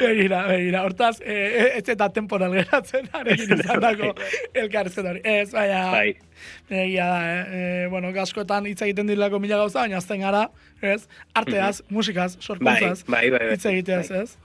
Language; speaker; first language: Basque; native; Basque